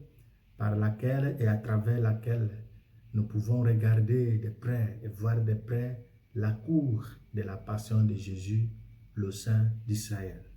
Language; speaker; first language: French; non-native, fluent; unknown